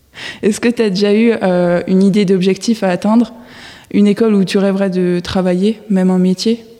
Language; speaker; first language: French; native; French